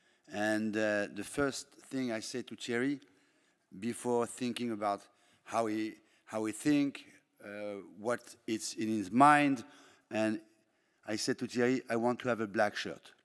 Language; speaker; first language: English; non-native, fluent; French